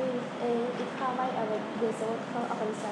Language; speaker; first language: French; non-native, learner; Khmer